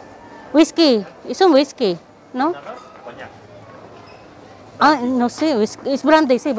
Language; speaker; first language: Spanish; non-native, learner; Filipino